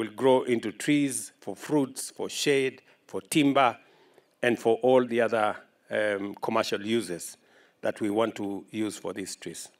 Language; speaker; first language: English; non-native, local second language; Kalenjin